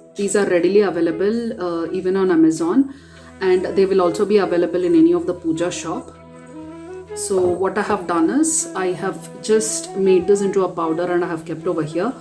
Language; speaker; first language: English; non-native, local second language; Kannada